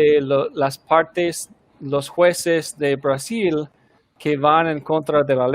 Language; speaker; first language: Spanish; non-native, fluent; English